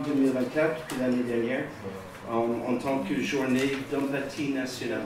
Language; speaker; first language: French; native; French